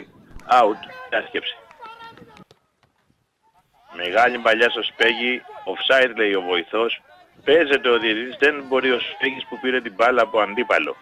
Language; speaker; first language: Greek; native; Greek